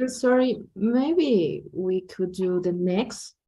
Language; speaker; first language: English; non-native, learner; Spanish